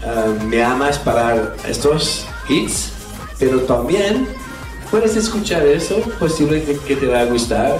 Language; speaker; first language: Spanish; non-native, fluent; French